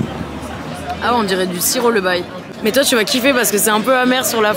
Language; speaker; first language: French; native; French